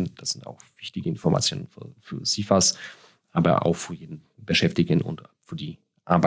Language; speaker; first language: German; non-native, fluent; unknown